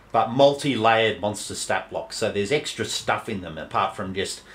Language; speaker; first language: English; native; English